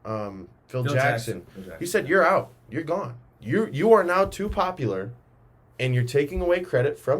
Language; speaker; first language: English; native; English